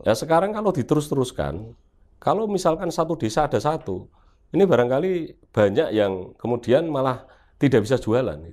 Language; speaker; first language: Indonesian; native; Indonesian